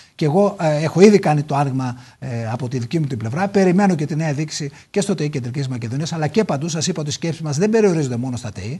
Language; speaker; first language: Greek; native; Greek